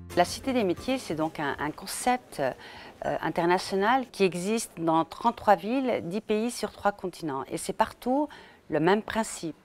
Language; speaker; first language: French; native; French